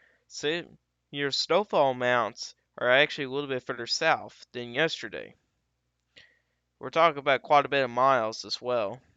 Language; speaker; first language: English; native; English